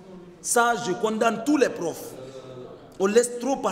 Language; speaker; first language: French; non-native, fluent; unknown